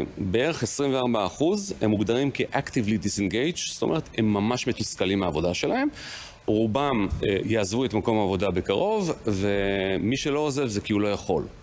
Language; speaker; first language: Hebrew; native; Hebrew